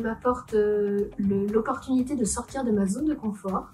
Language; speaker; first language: French; native; French